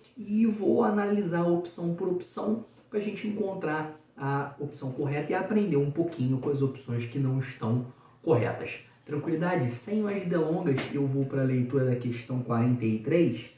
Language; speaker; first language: Portuguese; native; Portuguese